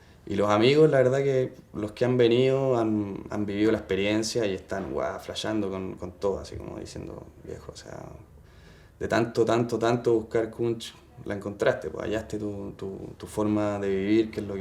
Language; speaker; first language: Spanish; native; Spanish